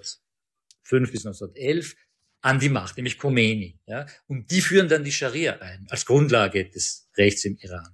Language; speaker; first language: German; early bilingual, other home language; Persian